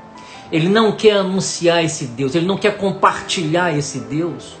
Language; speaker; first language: Portuguese; native; Portuguese